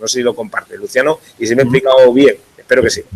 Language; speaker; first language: Spanish; native; Spanish